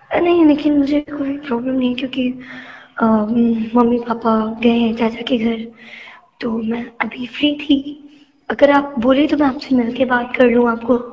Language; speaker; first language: Hindi; native; Hindi